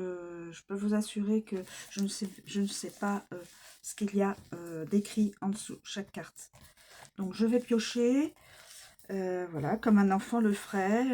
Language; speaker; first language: French; native; French